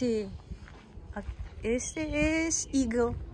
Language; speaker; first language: Spanish; non-native, learner; Filipino